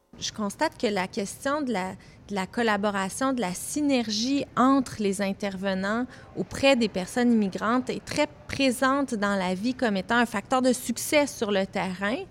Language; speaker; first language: French; native; French